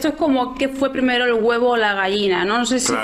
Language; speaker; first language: Spanish; native; Spanish